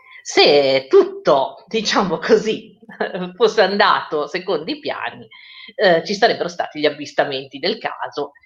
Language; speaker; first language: Italian; native; Italian